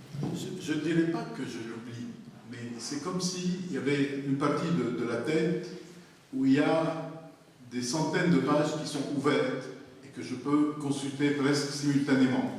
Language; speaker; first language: French; non-native, local second language; Arabic